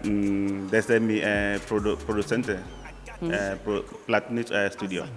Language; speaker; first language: Spanish; non-native, learner; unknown